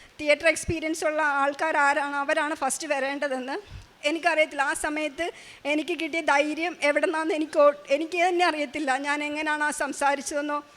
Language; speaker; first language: Malayalam; native; Malayalam